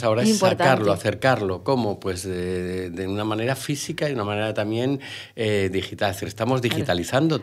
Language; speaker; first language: Spanish; native; Spanish